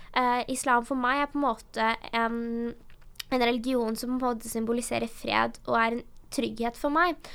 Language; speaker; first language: Norwegian; early bilingual, other home language; Urdu